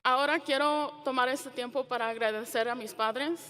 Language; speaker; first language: Spanish; early bilingual, heritage; Spanish